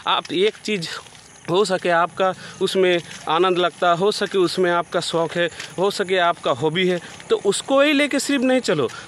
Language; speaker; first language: Hindi; non-native, local second language; Bangla